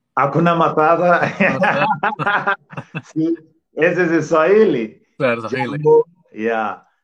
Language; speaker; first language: Spanish; non-native, fluent; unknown